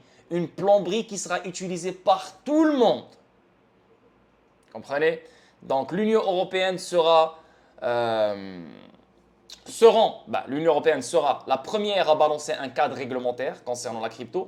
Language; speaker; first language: French; native; French